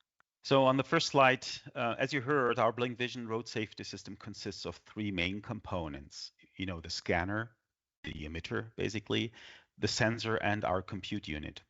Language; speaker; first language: English; non-native, fluent; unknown